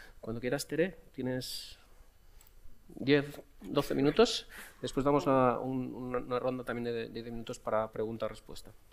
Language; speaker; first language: Spanish; native; Spanish